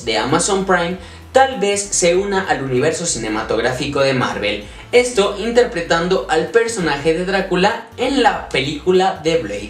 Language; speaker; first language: Spanish; native; Spanish